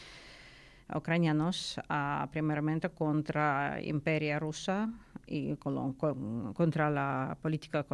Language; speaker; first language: Spanish; non-native, learner; Ukrainian